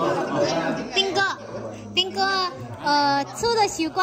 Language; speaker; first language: Chinese; non-native, fluent; Vietnamese